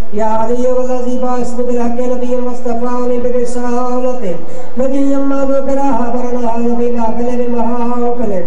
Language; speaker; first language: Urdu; non-native, local second language; Punjabi